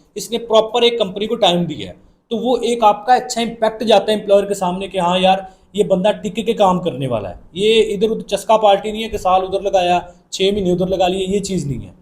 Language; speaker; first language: Urdu; non-native, local second language; Punjabi